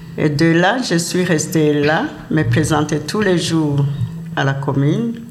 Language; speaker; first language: French; non-native, local second language; Rundi